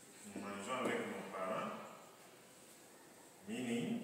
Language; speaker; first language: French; non-native, fluent; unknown